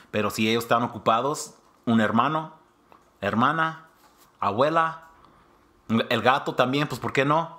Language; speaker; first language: Spanish; early bilingual, heritage; Spanish